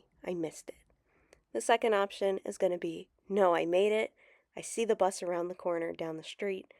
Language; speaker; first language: English; native; English